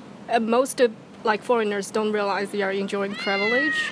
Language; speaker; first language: English; non-native, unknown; Chinese